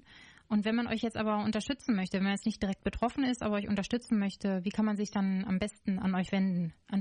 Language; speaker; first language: German; native; German